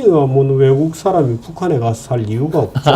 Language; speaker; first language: Korean; native; Korean